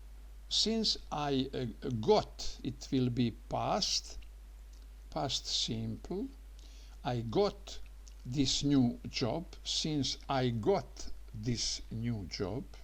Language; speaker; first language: English; non-native, learner; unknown